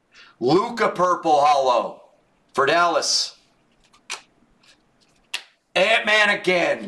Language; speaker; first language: English; native; English